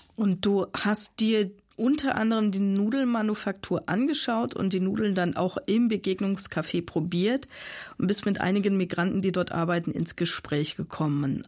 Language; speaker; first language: German; native; German